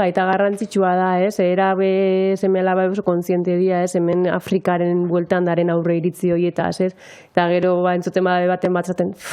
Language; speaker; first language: Basque; native; Basque